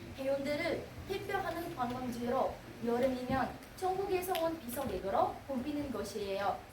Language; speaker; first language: Korean; non-native, learner; Uzbek